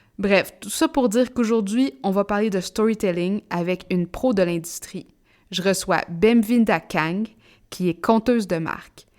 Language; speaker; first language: French; native; French